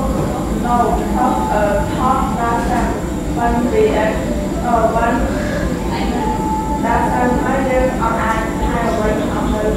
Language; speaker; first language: English; non-native, learner; Khmer